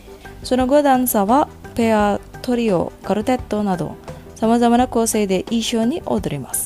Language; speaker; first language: Japanese; non-native, fluent; Indonesian